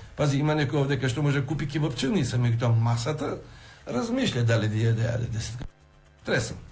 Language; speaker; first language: Macedonian; non-native, local second language; Albanian